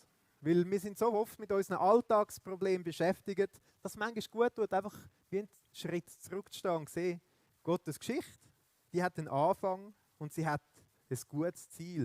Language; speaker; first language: German; native; German